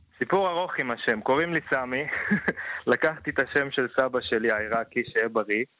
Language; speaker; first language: Hebrew; native; Hebrew